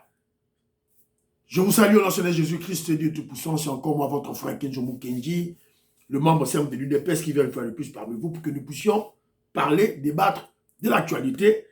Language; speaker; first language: French; non-native, local second language; Lingala